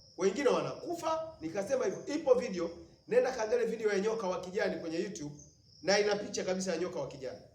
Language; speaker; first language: Swahili; native; Swahili